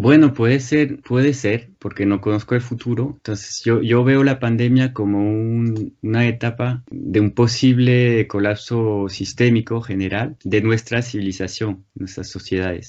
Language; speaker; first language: Spanish; non-native, fluent; French